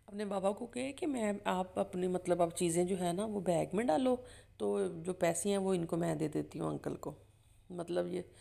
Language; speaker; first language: Urdu; non-native, local second language; Punjabi